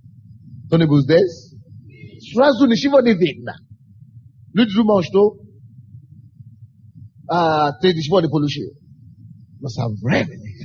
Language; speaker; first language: Russian; non-native, fluent; Yoruba